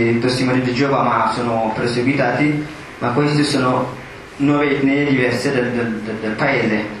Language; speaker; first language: Italian; non-native, fluent; Tigrinya